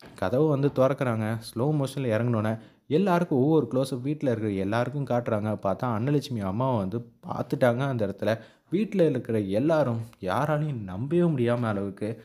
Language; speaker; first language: Tamil; native; Tamil